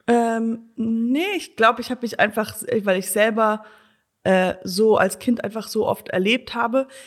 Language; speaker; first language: German; native; German